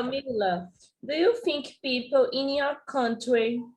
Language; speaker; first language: English; non-native, learner; Portuguese